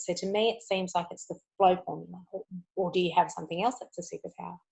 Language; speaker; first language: English; native; English